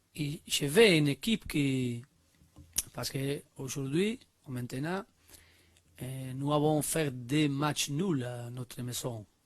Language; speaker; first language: French; non-native, learner; Spanish